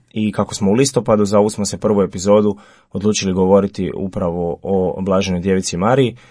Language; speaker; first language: Croatian; native; Croatian